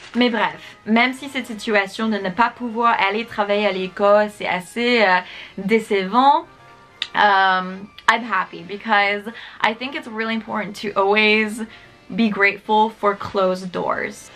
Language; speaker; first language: French; non-native, fluent; English